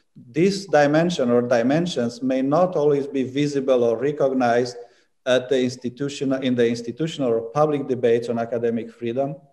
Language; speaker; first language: English; non-native, fluent; Romanian